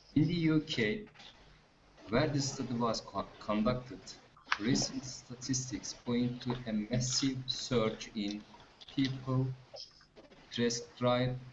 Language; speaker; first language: English; non-native, fluent; Turkish